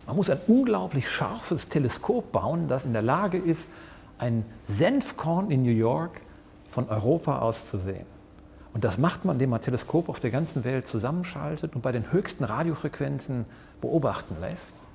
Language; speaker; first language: German; native; German